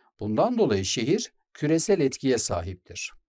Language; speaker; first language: Turkish; native; Turkish